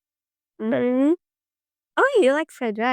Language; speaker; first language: English; non-native, learner; Indonesian